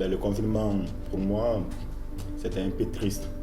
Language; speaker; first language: French; non-native, learner; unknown